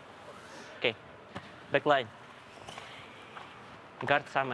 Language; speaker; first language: Russian; native; Russian